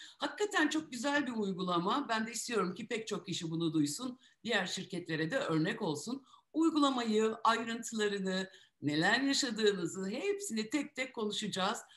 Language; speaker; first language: Turkish; native; Turkish